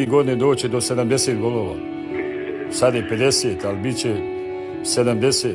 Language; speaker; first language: Bosnian; native; Bosnian